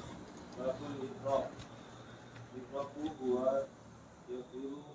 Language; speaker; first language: Arabic; non-native, learner; Indonesian